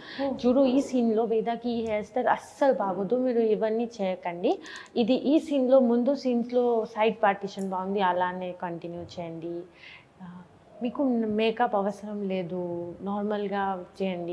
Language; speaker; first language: Telugu; non-native, fluent; Bangla